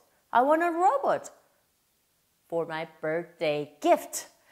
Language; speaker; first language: English; non-native, fluent; Korean